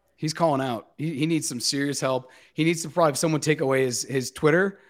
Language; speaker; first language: English; native; English